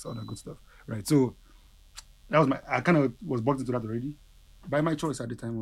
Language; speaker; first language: English; non-native, local second language; Yoruba